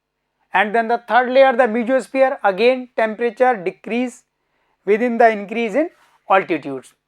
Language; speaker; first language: English; non-native, local second language; Hindi